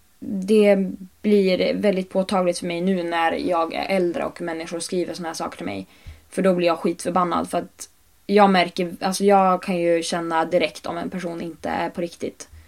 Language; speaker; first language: Swedish; native; Swedish